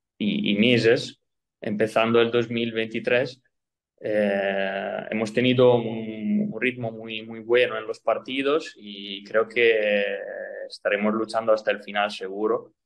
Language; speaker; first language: Spanish; non-native, fluent; Italian